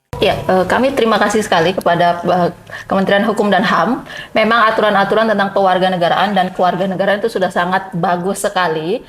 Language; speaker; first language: Indonesian; native; Indonesian